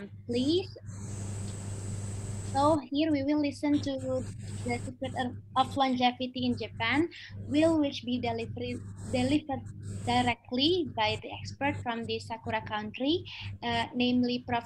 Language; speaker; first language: English; non-native, fluent; Indonesian